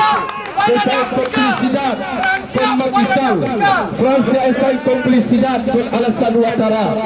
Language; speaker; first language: Spanish; non-native, fluent; Wolof